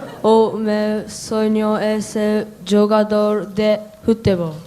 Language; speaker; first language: Portuguese; non-native, learner; Japanese